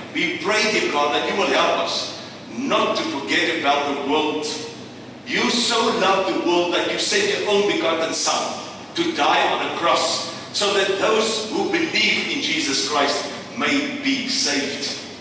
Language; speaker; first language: English; non-native, local second language; Afrikaans